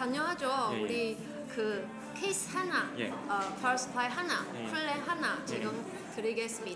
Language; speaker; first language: Korean; non-native, learner; Chinese